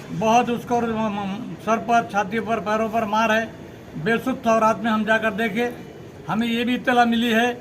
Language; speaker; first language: Hindi; non-native, local second language; Urdu